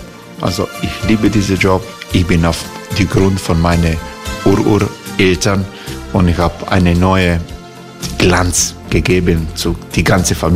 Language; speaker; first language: German; non-native, learner; Croatian